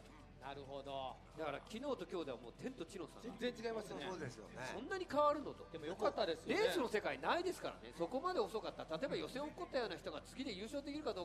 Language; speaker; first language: Japanese; native; Japanese